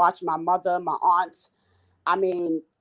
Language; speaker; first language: English; native; English